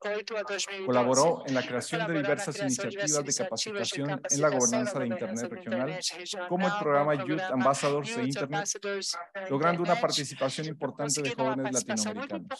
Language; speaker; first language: Spanish; native; Spanish